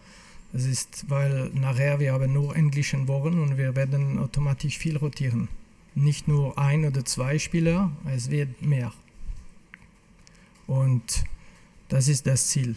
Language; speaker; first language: German; non-native, fluent; French